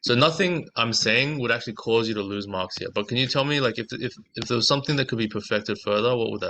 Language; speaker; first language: English; native; English